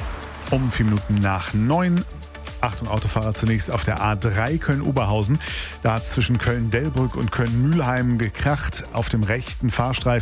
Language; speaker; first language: German; native; German